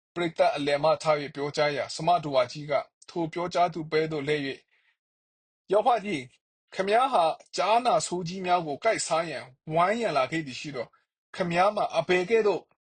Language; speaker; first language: Burmese; non-native, local second language; Kachin